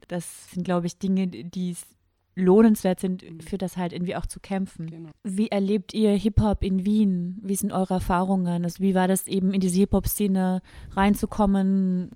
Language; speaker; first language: German; native; German